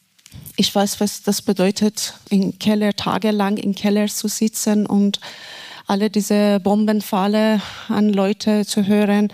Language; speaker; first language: German; non-native, fluent; Persian